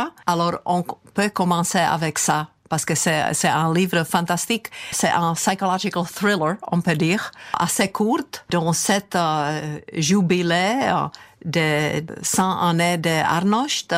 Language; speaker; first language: French; non-native, fluent; Czech